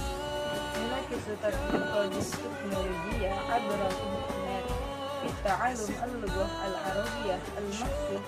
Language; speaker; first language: Arabic; non-native, learner; Indonesian